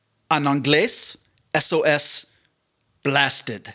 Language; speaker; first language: Spanish; non-native, learner; English